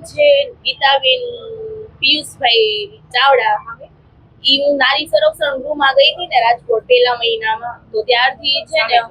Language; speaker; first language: Gujarati; native; Gujarati